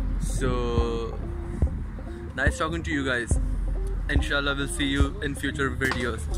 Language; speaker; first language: English; non-native, local second language; Hindi